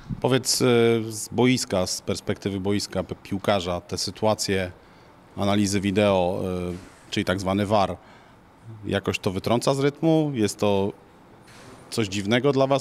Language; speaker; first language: Polish; native; Polish